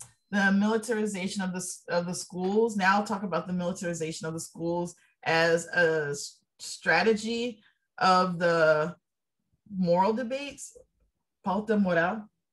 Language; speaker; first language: English; native; English